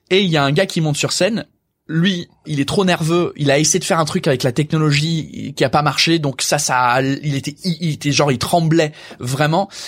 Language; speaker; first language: French; non-native, fluent; English